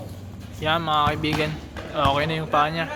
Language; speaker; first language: Filipino; non-native, local second language; Bikol